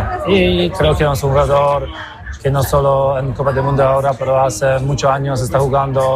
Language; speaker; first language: Spanish; non-native, fluent; Polish